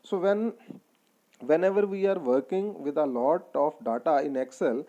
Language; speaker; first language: English; non-native, local second language; Punjabi